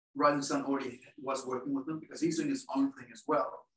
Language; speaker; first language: English; native; English